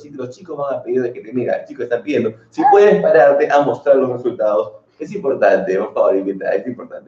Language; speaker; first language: Spanish; native; Spanish